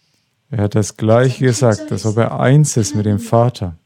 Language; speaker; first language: German; non-native, fluent; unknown